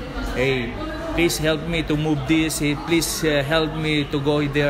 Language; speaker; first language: English; non-native, local second language; Filipino